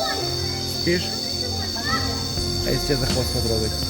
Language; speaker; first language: Russian; native; Russian